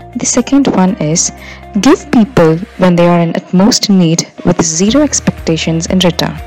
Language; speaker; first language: English; non-native, local second language; Tamil